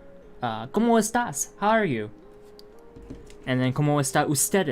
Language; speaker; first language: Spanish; non-native, learner; English